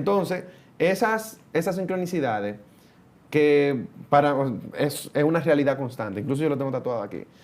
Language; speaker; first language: Spanish; native; Spanish